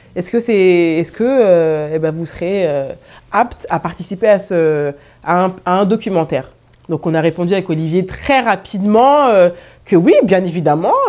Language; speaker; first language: French; native; French